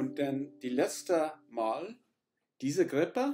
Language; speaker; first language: German; non-native, learner; English